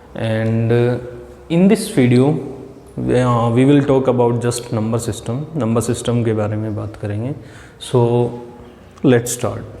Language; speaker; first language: Hindi; native; Hindi